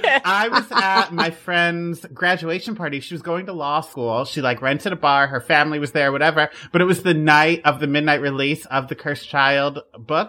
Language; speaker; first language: English; native; English